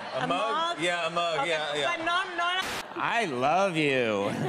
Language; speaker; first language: English; non-native, fluent; Spanish